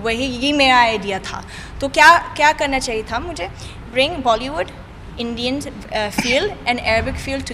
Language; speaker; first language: Hindi; non-native, fluent; English